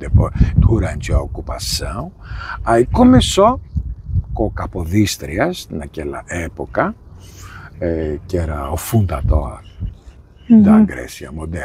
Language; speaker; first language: Portuguese; non-native, fluent; Greek